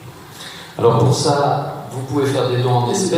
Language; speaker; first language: French; native; French